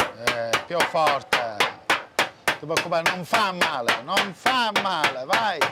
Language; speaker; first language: Italian; native; Italian